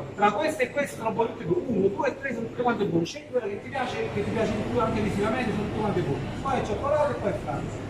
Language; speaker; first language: Italian; native; Italian